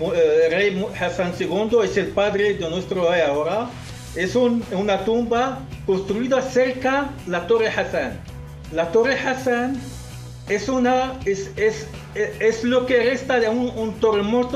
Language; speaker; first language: Spanish; non-native, fluent; Arabic